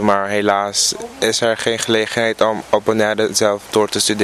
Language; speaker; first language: Dutch; non-native, local second language; Papiamento